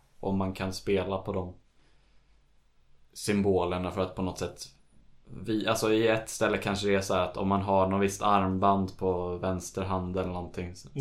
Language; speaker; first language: Swedish; native; Swedish